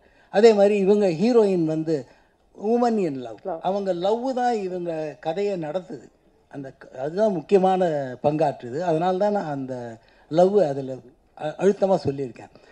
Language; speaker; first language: Tamil; native; Tamil